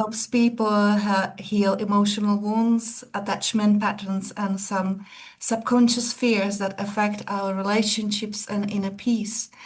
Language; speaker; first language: English; non-native, fluent; Czech